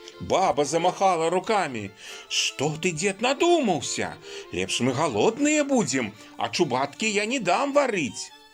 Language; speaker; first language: Belarusian; native; Belarusian